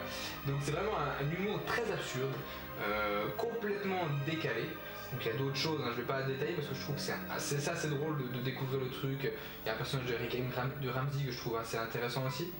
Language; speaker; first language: French; native; French